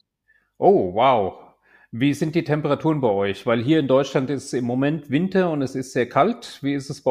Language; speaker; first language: German; native; German